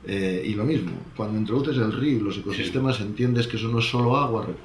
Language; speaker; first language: Spanish; native; Spanish